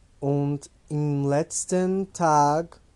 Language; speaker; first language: German; non-native, learner; Portuguese